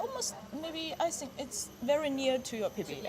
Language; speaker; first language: English; non-native, learner; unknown